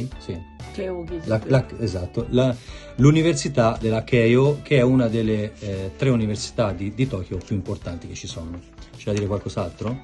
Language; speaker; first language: Italian; native; Italian